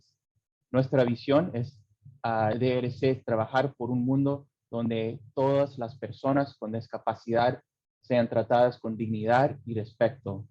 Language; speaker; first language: Spanish; early bilingual, heritage; English